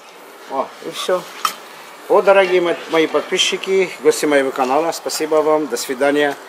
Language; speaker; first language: Russian; non-native, fluent; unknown